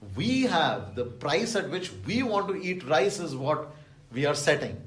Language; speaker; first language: English; non-native, local second language; Bangla